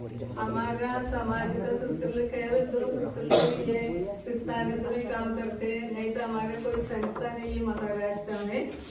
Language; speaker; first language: Hindi; non-native, local second language; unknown